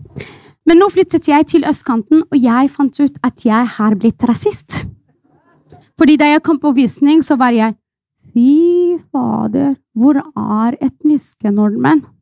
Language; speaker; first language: Norwegian; non-native, fluent; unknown